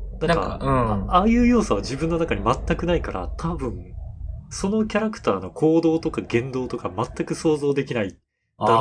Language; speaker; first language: Japanese; native; Japanese